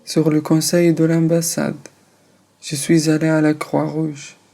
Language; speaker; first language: French; non-native, fluent; Arabic